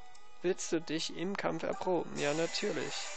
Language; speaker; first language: German; native; German